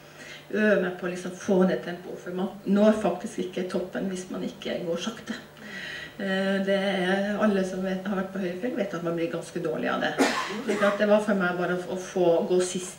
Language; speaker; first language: Norwegian; native; Norwegian